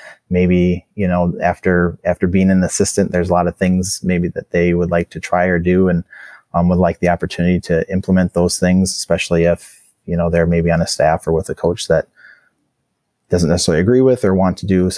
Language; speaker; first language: English; native; English